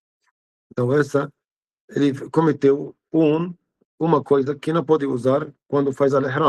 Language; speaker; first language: Portuguese; non-native, fluent; Arabic